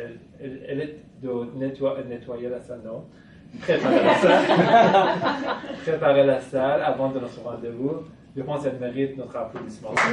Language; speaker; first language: French; non-native, fluent; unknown